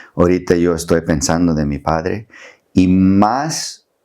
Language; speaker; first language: Spanish; early bilingual, heritage; Spanish